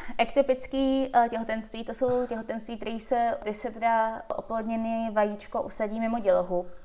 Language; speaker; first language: Czech; early bilingual, heritage; Czech